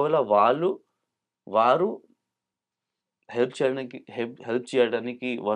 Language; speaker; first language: Telugu; non-native, local second language; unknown